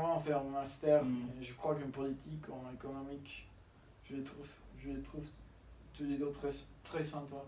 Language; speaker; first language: French; non-native, learner; Spanish